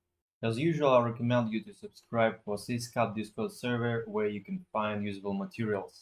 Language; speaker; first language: English; non-native, fluent; Russian